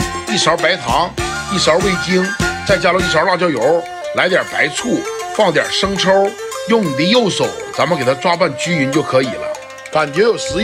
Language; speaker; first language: Chinese; native; Chinese